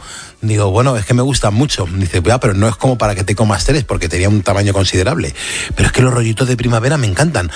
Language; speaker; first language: Spanish; native; Spanish